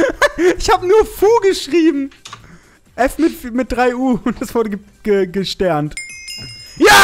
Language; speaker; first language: German; native; German